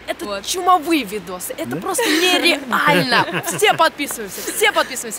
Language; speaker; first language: Russian; native; Russian